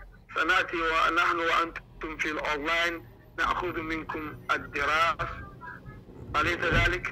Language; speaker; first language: Arabic; non-native, learner; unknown